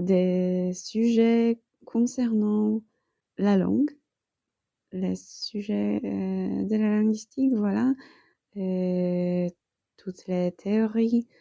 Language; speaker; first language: French; non-native, fluent; Polish